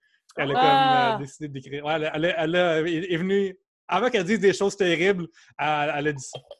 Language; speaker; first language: French; native; French